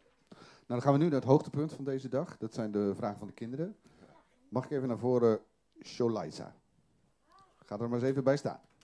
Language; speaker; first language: Dutch; native; Dutch